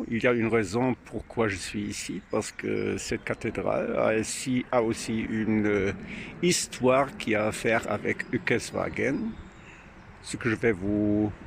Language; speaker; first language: French; non-native, fluent; German